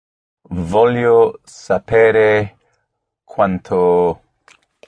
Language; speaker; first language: Italian; non-native, learner; English